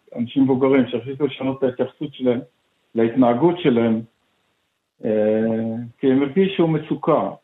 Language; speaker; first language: Hebrew; native; Hebrew